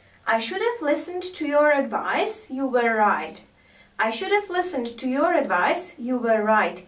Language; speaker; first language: English; non-native, fluent; Czech